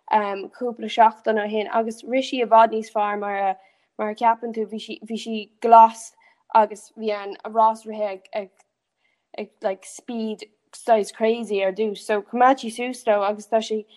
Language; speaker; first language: Irish; non-native, local second language; English